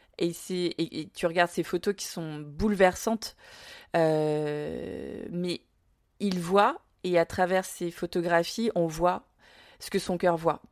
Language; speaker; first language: French; early bilingual, other home language; Vietnamese